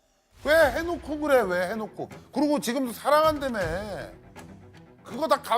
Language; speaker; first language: Korean; native; Korean